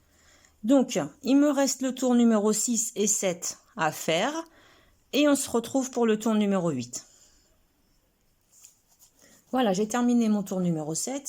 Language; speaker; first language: French; native; French